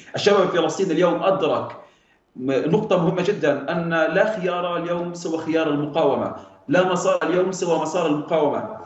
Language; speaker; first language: Arabic; native; Arabic